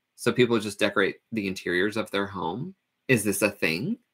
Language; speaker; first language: English; native; English